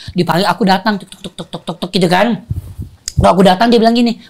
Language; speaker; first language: Indonesian; non-native, fluent; Thai